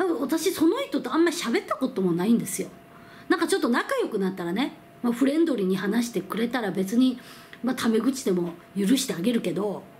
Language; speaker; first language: Japanese; non-native, fluent; Korean